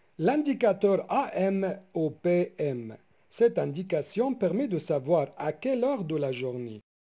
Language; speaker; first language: French; non-native, local second language; Arabic